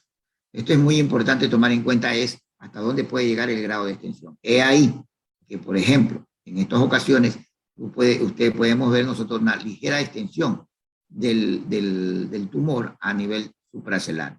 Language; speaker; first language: Spanish; native; Spanish